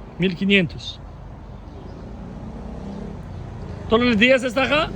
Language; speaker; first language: Spanish; non-native, learner; Albanian